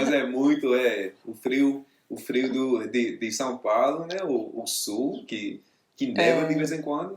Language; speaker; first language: Portuguese; non-native, fluent; English